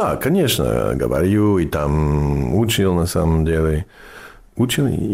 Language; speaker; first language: Russian; non-native, fluent; English